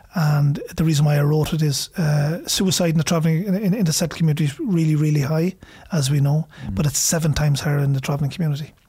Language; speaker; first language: English; native; English